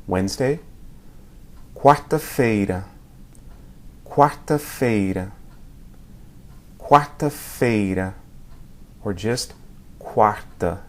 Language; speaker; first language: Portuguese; non-native, fluent; English